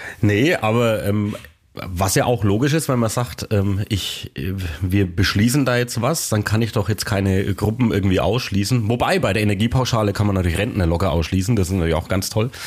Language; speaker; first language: German; native; German